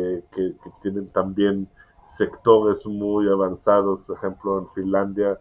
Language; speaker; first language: Spanish; non-native, learner; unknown